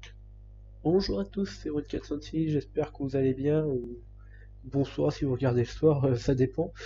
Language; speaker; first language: French; native; French